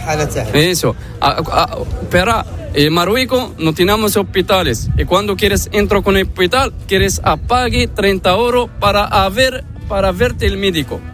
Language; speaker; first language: Spanish; non-native, learner; Arabic